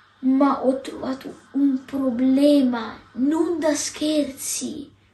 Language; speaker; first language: Italian; non-native, learner; Georgian